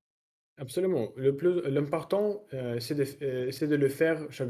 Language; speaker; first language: French; non-native, learner; Russian